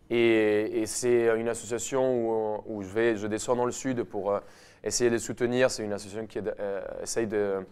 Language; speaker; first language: French; non-native, fluent; Spanish